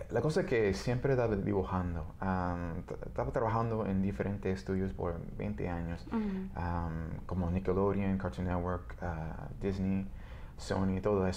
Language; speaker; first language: Spanish; early bilingual, heritage; Spanish